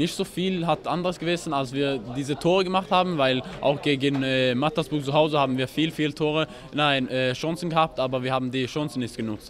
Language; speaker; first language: German; non-native, fluent; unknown